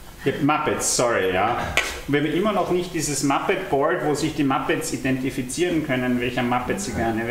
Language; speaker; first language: German; native; German